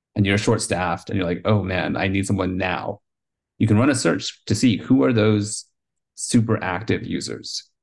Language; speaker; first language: English; early bilingual, heritage; Spanish